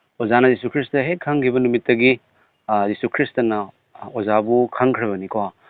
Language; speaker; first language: Manipuri; native; Manipuri